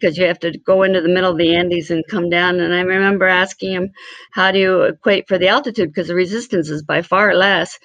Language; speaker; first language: English; early bilingual, other home language; Spanish